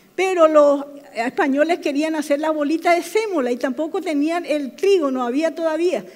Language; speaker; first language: Spanish; non-native, local second language; Guarani